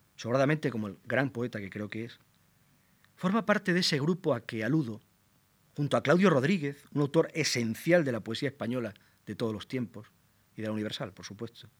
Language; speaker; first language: Spanish; native; Spanish